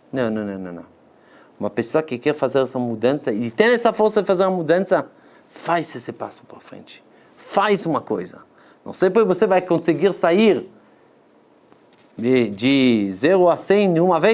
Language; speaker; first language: Portuguese; non-native, fluent; Hebrew